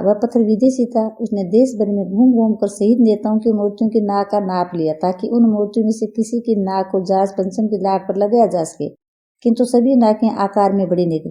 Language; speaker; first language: Hindi; native; Hindi